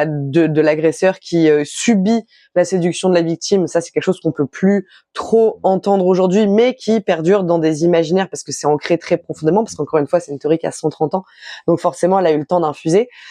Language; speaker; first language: French; native; French